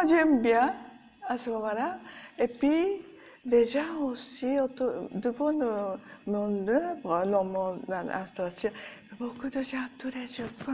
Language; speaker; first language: French; non-native, learner; Japanese